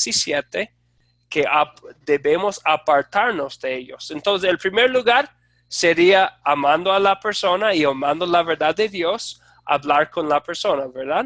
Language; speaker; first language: Spanish; non-native, fluent; English